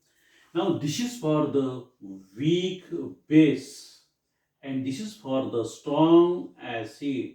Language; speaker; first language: English; non-native, local second language; Marathi